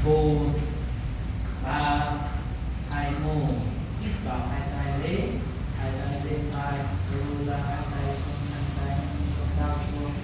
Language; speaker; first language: Vietnamese; non-native, fluent; Hindi